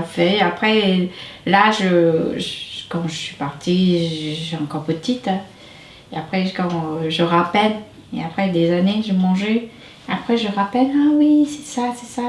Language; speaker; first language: French; non-native, learner; Vietnamese